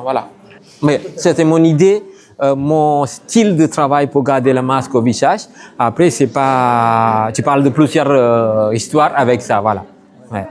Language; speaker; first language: French; non-native, learner; Tamil